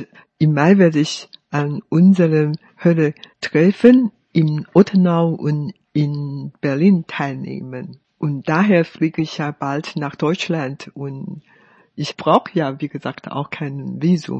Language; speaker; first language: German; non-native, fluent; Chinese